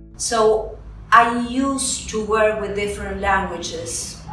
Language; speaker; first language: English; non-native, fluent; Spanish